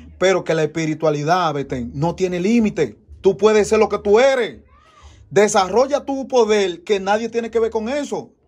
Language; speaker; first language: Spanish; native; Spanish